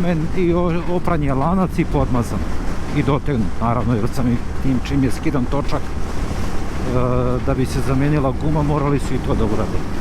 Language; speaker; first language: Serbian; native; Serbian